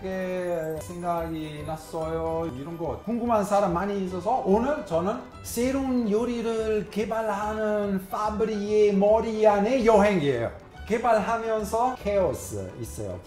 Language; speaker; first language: Korean; non-native, fluent; Italian